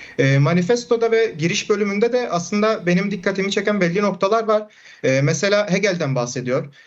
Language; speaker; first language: Turkish; non-native, local second language; Kurdish